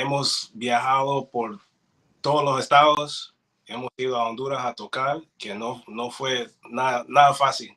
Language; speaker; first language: Spanish; early bilingual, heritage; English